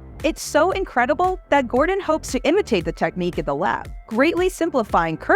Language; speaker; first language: English; native; English